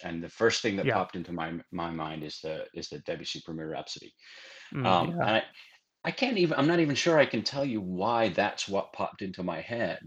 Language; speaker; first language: English; native; English